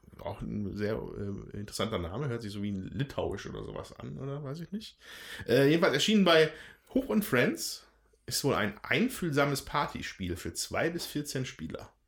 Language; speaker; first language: German; native; German